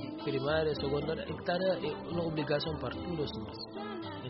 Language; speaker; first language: Spanish; non-native, learner; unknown